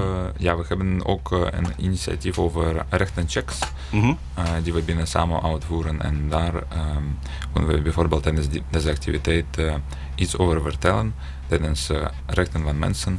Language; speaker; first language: Dutch; non-native, learner; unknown